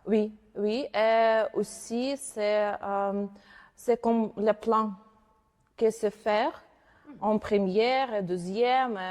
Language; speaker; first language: French; non-native, learner; Ukrainian